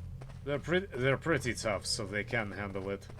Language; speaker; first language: English; native; English